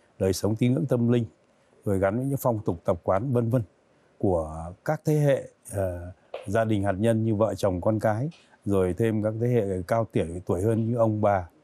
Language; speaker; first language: Vietnamese; native; Vietnamese